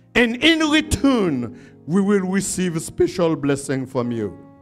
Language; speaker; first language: English; non-native, fluent; Haitian Creole